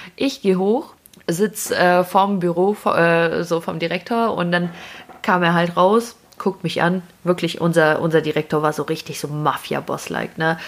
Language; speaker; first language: German; early bilingual, other home language; Russian